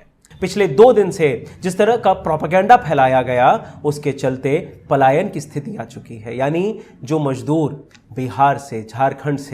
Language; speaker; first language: Hindi; native; Hindi